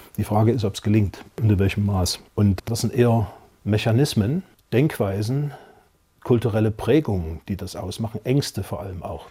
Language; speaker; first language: German; native; German